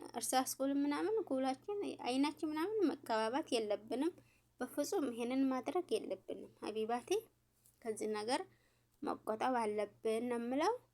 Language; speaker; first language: Amharic; native; Amharic